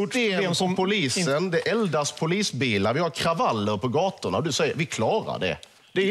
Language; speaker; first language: Swedish; native; Swedish